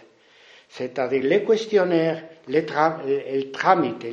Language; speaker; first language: French; non-native, fluent; Spanish